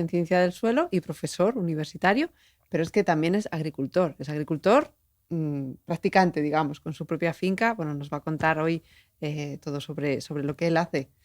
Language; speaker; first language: Spanish; native; Spanish